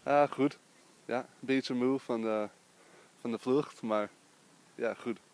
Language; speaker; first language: Dutch; early bilingual, heritage; English